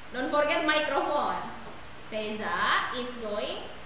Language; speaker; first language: English; non-native, fluent; Indonesian